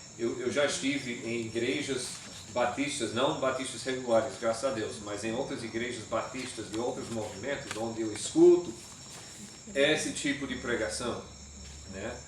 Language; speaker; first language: Portuguese; non-native, fluent; English